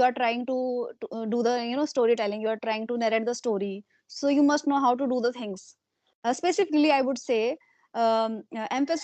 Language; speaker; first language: English; non-native, local second language; Hindi